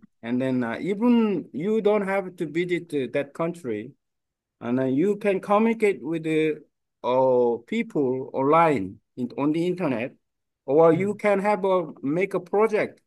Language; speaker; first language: English; non-native, learner; Korean